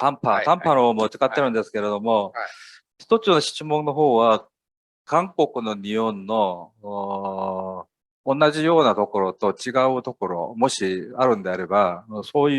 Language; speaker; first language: Japanese; non-native, local second language; Korean